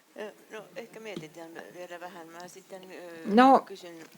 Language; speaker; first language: Finnish; non-native, fluent; Estonian